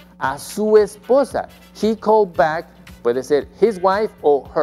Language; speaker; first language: English; non-native, fluent; Spanish